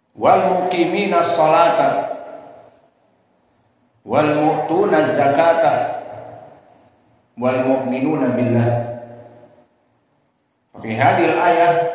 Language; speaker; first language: Arabic; non-native, learner; Indonesian